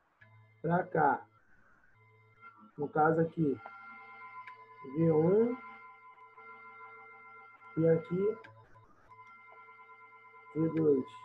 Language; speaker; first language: Portuguese; native; Portuguese